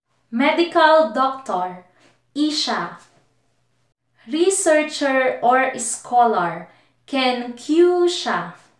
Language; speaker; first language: English; non-native, local second language; Filipino